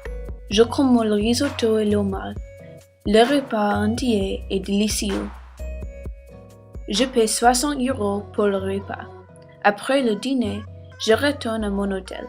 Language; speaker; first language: French; non-native, learner; English